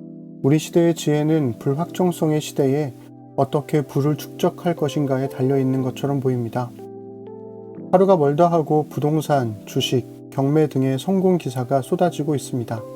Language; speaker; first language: Korean; native; Korean